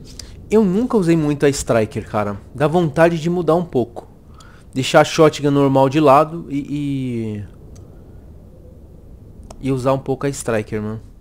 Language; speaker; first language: Portuguese; native; Portuguese